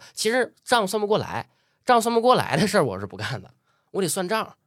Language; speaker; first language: Chinese; native; Chinese